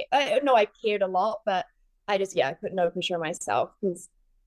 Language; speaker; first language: English; native; English